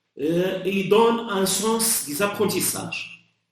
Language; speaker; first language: French; non-native, local second language; Arabic